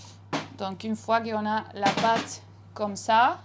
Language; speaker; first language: French; non-native, fluent; Spanish